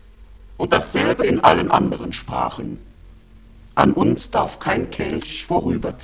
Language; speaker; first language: German; native; German